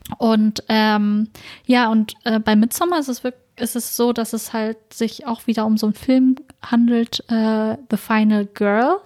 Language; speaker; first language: German; early bilingual, other home language; Vietnamese